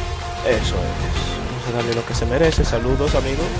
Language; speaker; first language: Spanish; native; Spanish